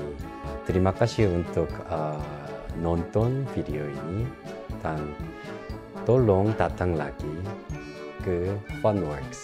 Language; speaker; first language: Indonesian; non-native, local second language; Korean